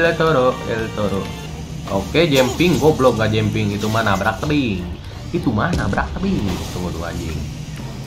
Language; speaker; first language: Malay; non-native, local second language; Sundanese